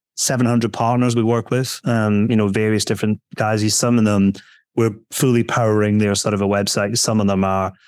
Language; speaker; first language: English; native; English